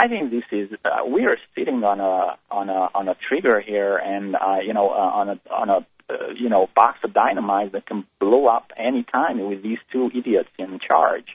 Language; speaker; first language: English; native; English